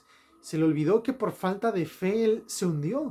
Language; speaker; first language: Spanish; native; Spanish